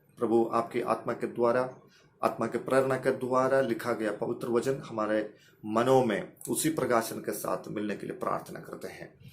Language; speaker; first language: Hindi; non-native, local second language; Malayalam